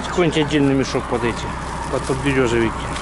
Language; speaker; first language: Russian; native; Russian